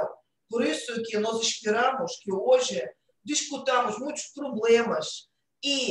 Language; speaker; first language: Portuguese; non-native, fluent; Russian